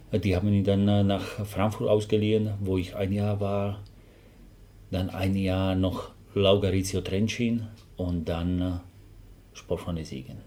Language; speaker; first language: German; non-native, fluent; Slovak